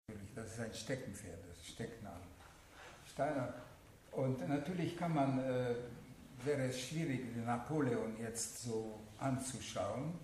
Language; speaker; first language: German; non-native, fluent; Hungarian